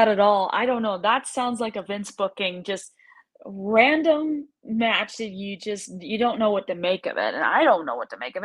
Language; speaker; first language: English; native; English